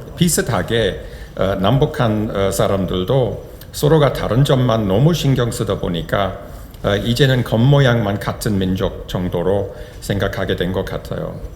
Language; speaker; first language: Korean; non-native, fluent; English